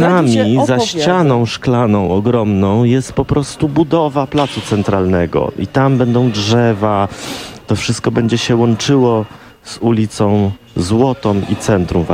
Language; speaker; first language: Polish; native; Polish